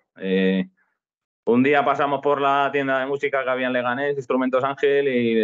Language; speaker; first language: Spanish; native; Spanish